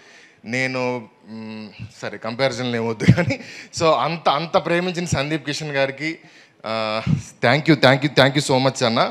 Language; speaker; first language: Telugu; native; Telugu